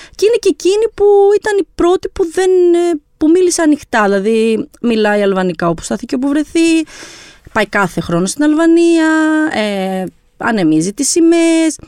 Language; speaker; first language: Greek; early bilingual, other home language; Albanian